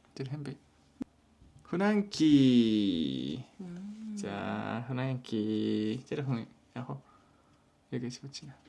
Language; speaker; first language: Mongolian; non-native, learner; Japanese